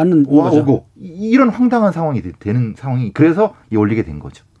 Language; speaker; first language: Korean; native; Korean